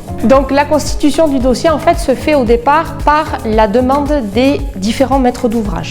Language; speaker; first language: French; native; French